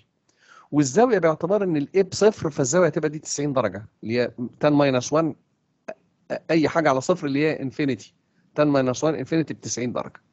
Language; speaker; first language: Arabic; native; Arabic